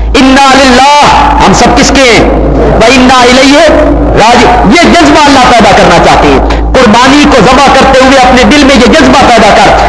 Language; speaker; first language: Urdu; non-native, local second language; Punjabi